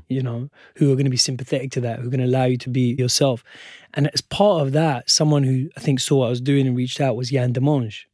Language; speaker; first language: English; non-native, local second language; Urdu